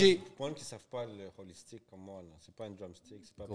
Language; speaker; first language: French; native; French